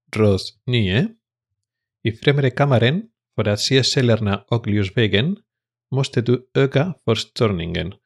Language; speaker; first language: Swedish; non-native, fluent; Spanish